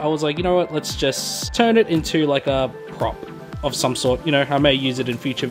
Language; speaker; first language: English; native; English